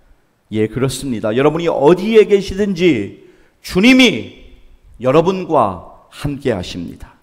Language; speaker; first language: Korean; native; Korean